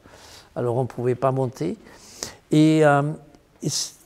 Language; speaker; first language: French; non-native, fluent; Spanish